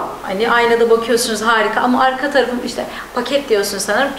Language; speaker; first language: Turkish; native; Turkish